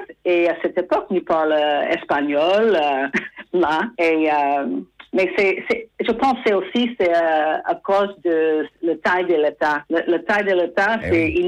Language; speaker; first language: French; non-native, fluent; English